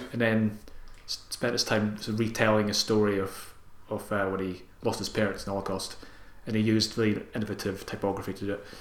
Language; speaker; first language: English; native; English